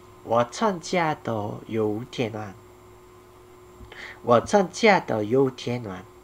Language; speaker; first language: Chinese; non-native, learner; Korean